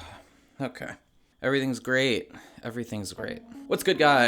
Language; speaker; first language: English; native; English